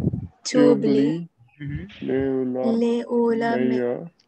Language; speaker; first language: French; non-native, learner; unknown